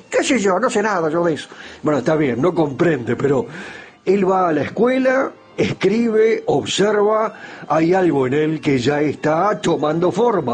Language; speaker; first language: Spanish; native; Spanish